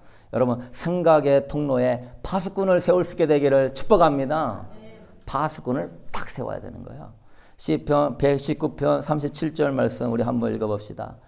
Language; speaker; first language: Korean; native; Korean